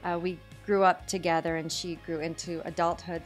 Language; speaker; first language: English; native; English